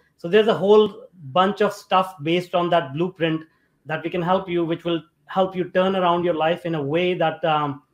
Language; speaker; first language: English; non-native, local second language; Hindi